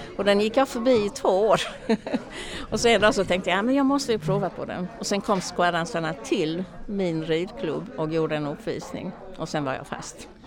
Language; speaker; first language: Swedish; native; Swedish